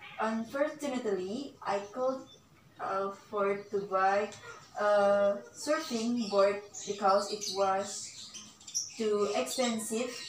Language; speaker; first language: English; non-native, learner; Indonesian